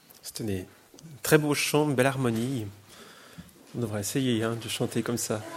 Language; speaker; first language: French; native; French